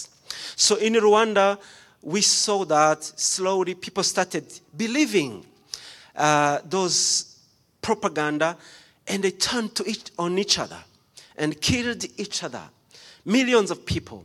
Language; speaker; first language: English; non-native, local second language; Kinyarwanda